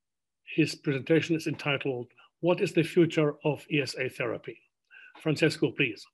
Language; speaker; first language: English; non-native, fluent; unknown